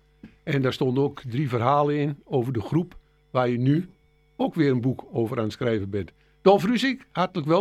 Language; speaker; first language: Dutch; native; Dutch